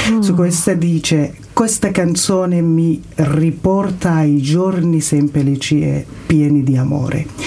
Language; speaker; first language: Italian; non-native, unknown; Persian